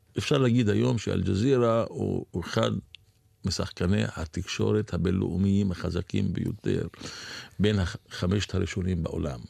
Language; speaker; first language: Hebrew; non-native, local second language; Arabic